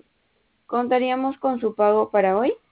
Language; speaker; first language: Spanish; native; Spanish